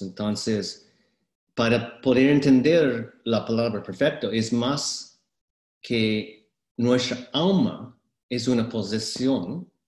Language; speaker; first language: Spanish; non-native, fluent; English